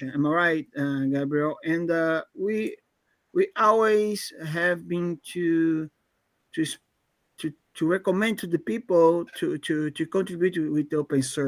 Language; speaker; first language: English; non-native, fluent; Portuguese